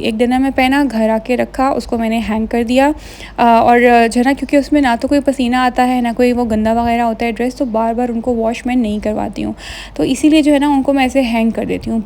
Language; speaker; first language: Urdu; native; Urdu